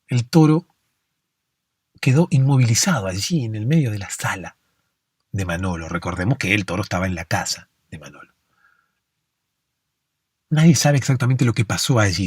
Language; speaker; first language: Spanish; native; Spanish